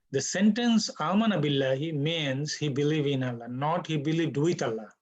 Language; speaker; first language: English; non-native, local second language; Bangla